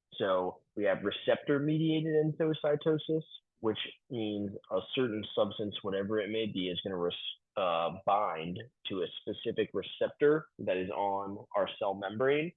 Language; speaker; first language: English; native; English